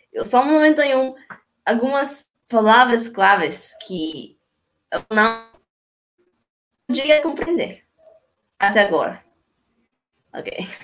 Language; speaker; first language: Portuguese; non-native, learner; Spanish